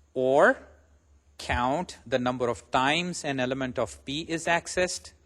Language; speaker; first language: English; non-native, local second language; Urdu